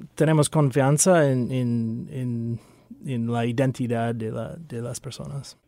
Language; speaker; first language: Spanish; non-native, fluent; English